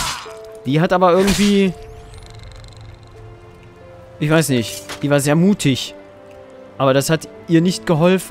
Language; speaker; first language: German; native; German